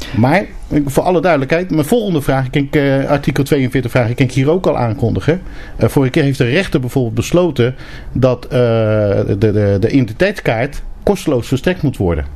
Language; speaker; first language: Dutch; early bilingual, other home language; Turkish